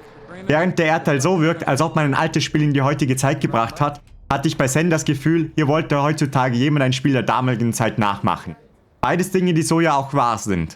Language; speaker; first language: German; native; German